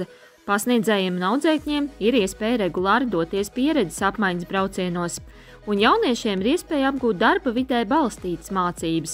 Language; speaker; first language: Latvian; native; Latvian